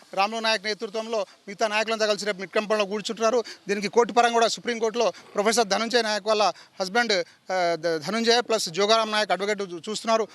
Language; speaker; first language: Telugu; non-native, local second language; Lambadi